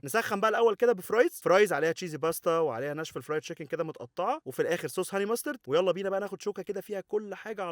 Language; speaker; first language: Arabic; native; Arabic